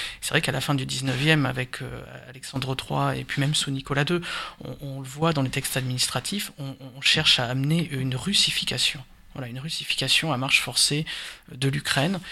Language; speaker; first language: French; native; French